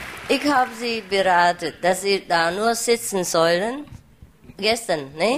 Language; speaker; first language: German; non-native, learner; Vietnamese